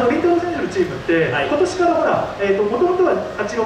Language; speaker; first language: Japanese; native; Japanese